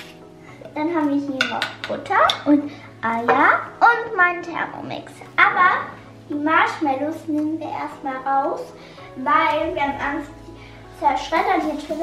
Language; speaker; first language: German; native; German